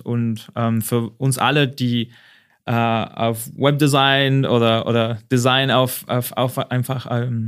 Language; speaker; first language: German; non-native, fluent; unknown